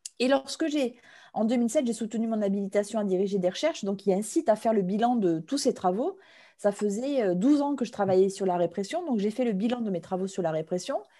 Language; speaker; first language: French; native; French